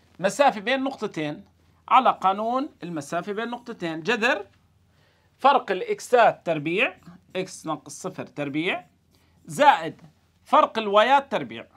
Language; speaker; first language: Arabic; native; Arabic